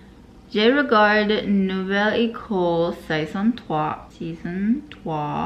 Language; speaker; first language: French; non-native, learner; English